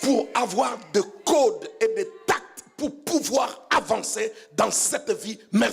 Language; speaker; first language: French; non-native, local second language; Lingala